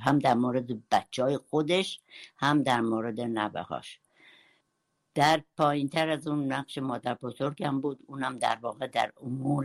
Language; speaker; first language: Persian; non-native, local second language; Kurdish